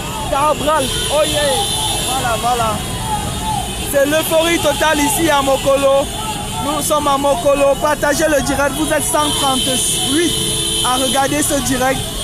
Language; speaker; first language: French; native; French